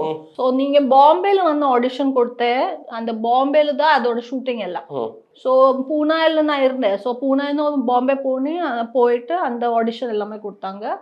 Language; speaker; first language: Tamil; non-native, learner; Malayalam